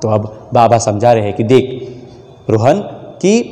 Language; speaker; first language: Hindi; non-native, local second language; Marathi